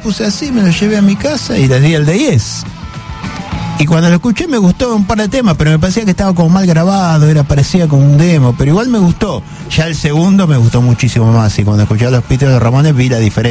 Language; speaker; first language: Spanish; native; Spanish